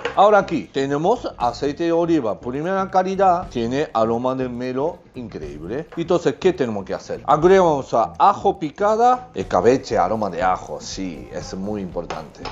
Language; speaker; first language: Spanish; non-native, learner; Japanese